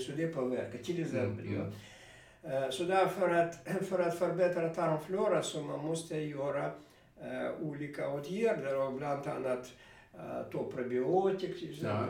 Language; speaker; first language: Swedish; non-native, fluent; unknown